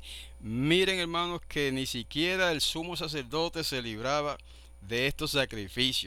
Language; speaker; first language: Spanish; native; Spanish